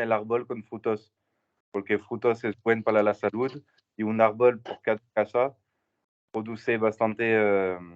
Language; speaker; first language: Spanish; non-native, learner; French